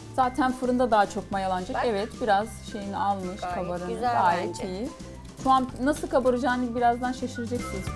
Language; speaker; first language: Turkish; native; Turkish